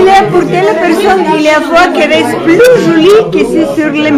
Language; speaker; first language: French; non-native, learner; Bulgarian